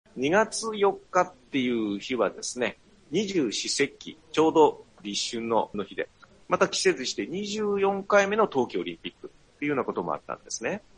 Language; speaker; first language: Japanese; native; Japanese